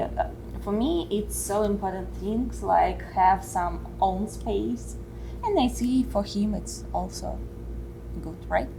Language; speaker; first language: English; non-native, learner; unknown